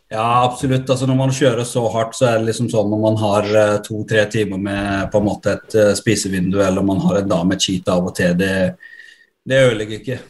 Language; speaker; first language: Norwegian; native; Norwegian